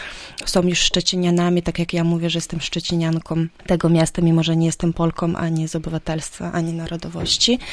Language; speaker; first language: Polish; non-native, fluent; Ukrainian